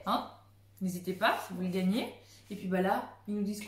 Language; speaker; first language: French; native; French